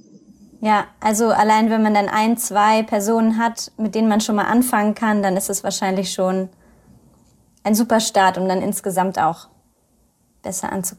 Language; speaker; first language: German; native; German